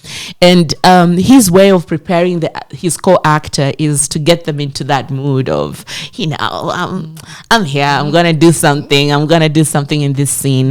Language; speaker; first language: English; non-native, local second language; Swahili